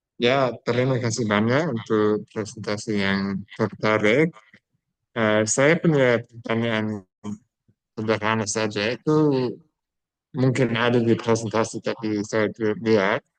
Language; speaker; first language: Indonesian; non-native, fluent; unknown